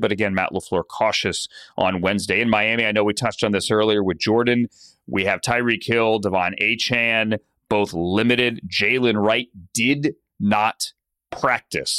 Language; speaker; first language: English; native; English